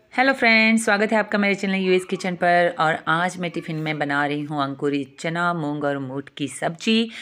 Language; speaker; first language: Hindi; non-native, local second language; Gujarati